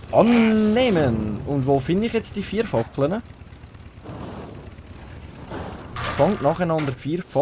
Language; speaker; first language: German; native; German